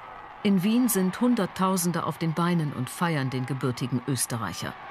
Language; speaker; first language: German; native; German